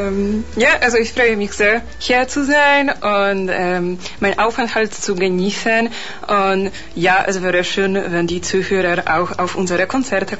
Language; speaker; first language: German; non-native, fluent; Polish